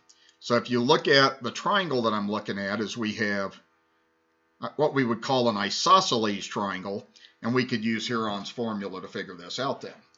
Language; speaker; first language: English; native; English